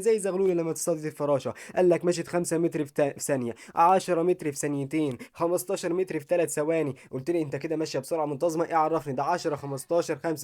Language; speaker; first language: Arabic; native; Arabic